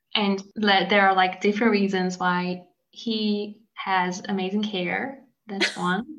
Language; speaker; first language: English; non-native, fluent; Hungarian